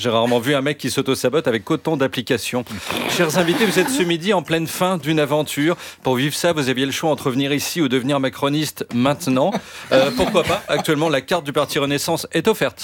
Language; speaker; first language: French; native; French